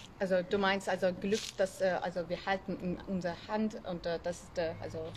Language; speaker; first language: German; non-native, learner; Turkish